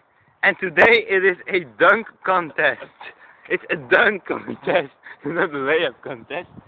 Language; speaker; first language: English; non-native, learner; Dutch